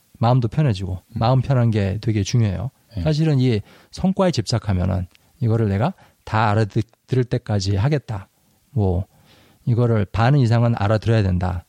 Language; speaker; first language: Korean; native; Korean